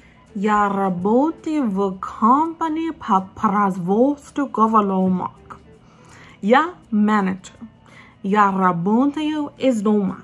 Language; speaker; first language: Russian; non-native, learner; English